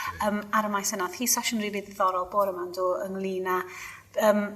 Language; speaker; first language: Welsh; native; Welsh